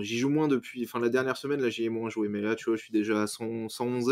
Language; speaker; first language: French; native; French